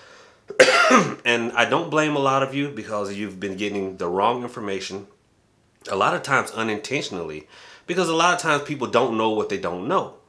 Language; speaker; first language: English; native; English